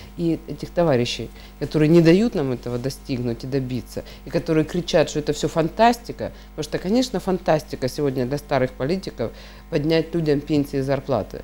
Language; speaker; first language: Russian; native; Russian